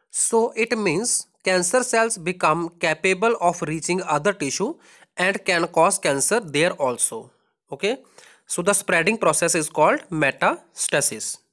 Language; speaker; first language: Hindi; non-native, local second language; Punjabi